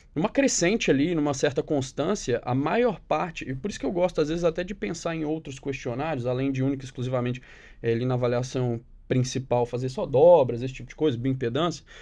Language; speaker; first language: Portuguese; native; Portuguese